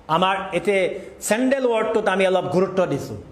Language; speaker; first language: Hindi; non-native, local second language; Assamese